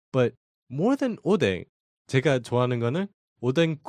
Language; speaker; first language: Korean; non-native, learner; English